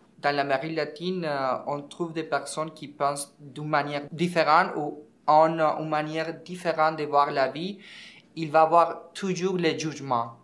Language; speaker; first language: French; non-native, learner; Spanish